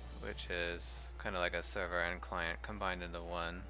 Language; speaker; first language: English; native; English